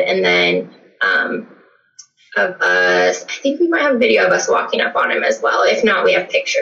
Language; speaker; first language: English; native; English